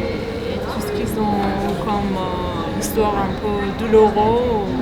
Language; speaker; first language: French; non-native, fluent; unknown